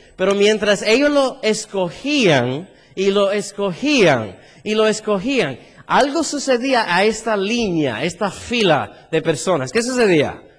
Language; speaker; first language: Spanish; early bilingual, heritage; Spanish